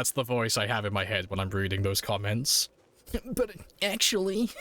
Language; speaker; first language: English; native; English